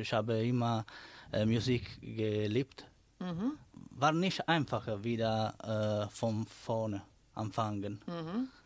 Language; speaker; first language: German; non-native, learner; Italian